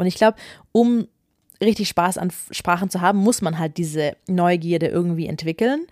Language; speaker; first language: German; native; German